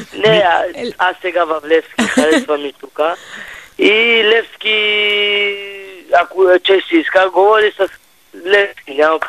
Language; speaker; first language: Bulgarian; non-native, learner; Hebrew